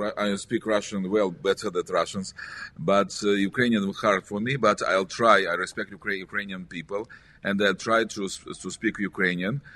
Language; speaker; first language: English; non-native, learner; Russian